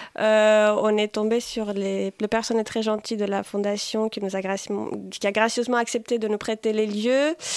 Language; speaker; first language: French; non-native, fluent; Polish